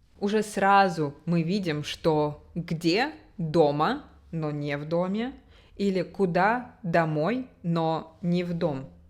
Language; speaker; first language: Russian; native; Russian